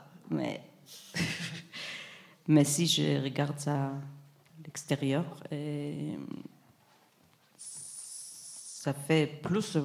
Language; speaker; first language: French; non-native, fluent; Hebrew